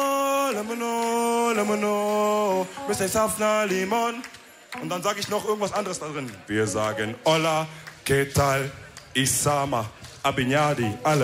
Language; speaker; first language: German; early bilingual, other home language; Wolof